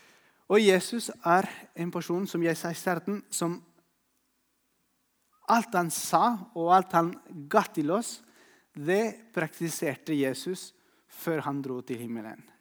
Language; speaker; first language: Norwegian; non-native, fluent; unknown